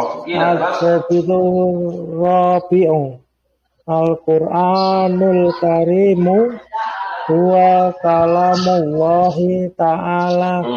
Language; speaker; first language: Arabic; non-native, learner; Indonesian